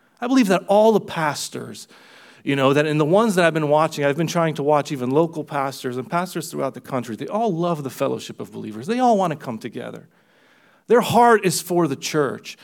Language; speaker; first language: English; early bilingual, other home language; Romanian